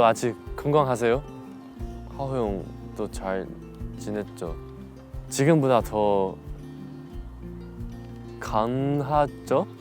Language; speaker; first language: Korean; non-native, learner; Chinese